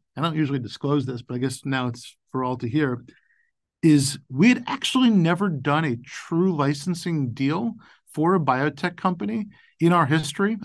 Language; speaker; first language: English; native; English